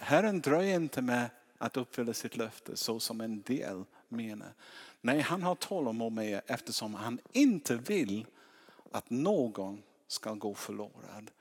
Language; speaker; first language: Swedish; non-native, fluent; English